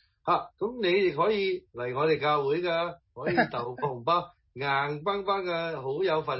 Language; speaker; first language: Chinese; early bilingual, heritage; Cantonese